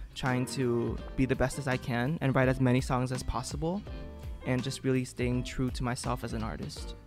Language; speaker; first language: English; non-native, fluent; Vietnamese